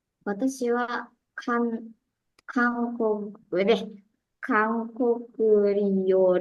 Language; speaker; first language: Japanese; non-native, learner; Indonesian